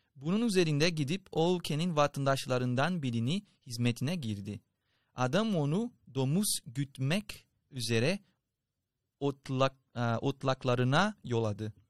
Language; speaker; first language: Turkish; non-native, fluent; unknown